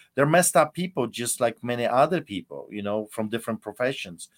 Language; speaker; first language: English; non-native, fluent; Polish